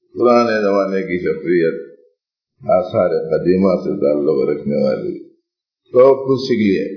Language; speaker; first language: Urdu; native; Urdu